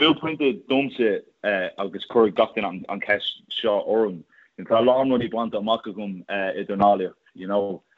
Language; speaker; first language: Irish; non-native, local second language; English